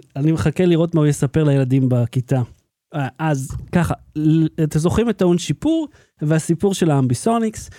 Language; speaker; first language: Hebrew; native; Hebrew